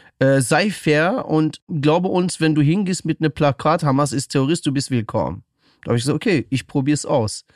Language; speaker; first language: German; early bilingual, other home language; Persian